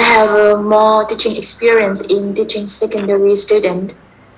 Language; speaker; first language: English; non-native, fluent; Vietnamese